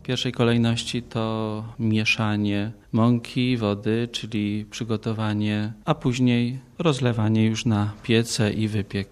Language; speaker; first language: Polish; native; Polish